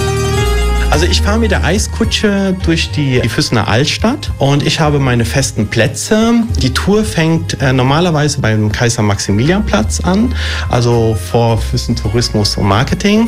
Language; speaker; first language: German; early bilingual, other home language; Italian